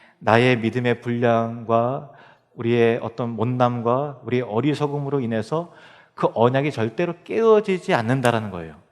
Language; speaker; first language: Korean; native; Korean